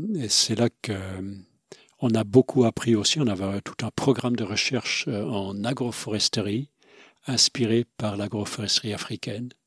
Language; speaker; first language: French; non-native, local second language; Swiss German